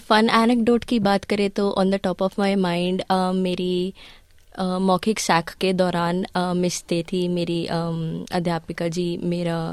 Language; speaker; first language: Hindi; early bilingual, heritage; Hindi